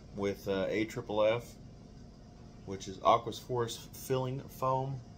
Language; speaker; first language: English; native; English